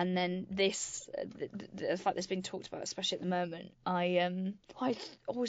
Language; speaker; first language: English; native; English